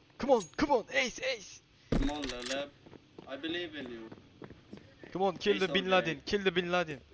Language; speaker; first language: English; non-native, learner; Turkish